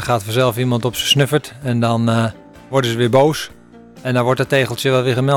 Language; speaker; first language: Dutch; native; Dutch